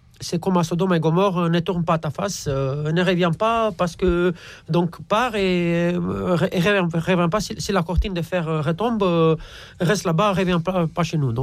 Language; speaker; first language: French; non-native, fluent; Romanian